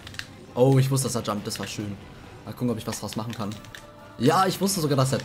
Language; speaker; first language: German; native; German